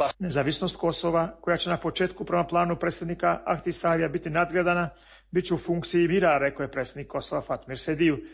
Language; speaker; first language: Serbian; non-native, local second language; Albanian